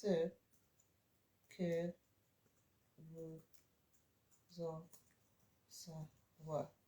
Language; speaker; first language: French; non-native, fluent; English